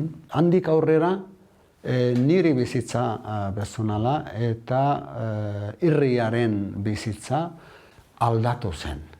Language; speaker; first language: Basque; non-native, learner; Arabic